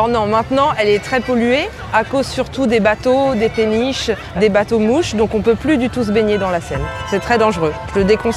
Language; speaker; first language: French; native; French